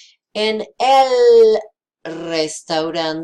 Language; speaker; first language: Spanish; non-native, fluent; English